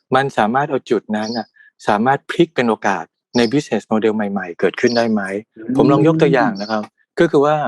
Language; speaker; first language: Thai; native; Thai